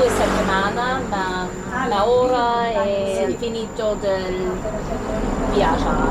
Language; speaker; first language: Italian; non-native, learner; English